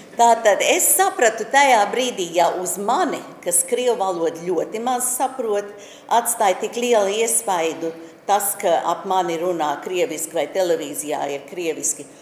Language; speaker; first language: Latvian; early bilingual, heritage; Latvian